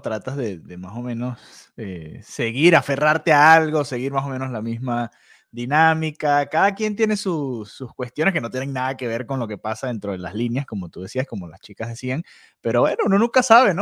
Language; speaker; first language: Spanish; native; Spanish